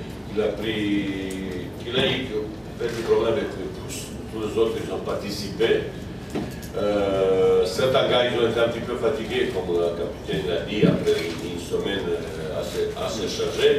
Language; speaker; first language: French; non-native, fluent; Bosnian